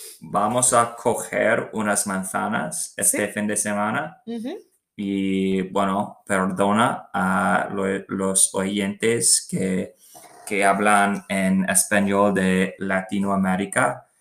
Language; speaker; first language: Spanish; non-native, learner; English